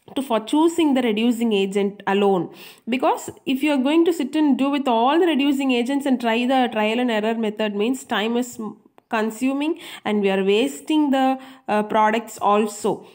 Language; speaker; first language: English; non-native, local second language; Tamil